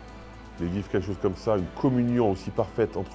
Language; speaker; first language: French; native; French